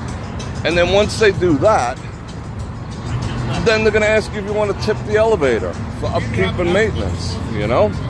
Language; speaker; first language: English; native; English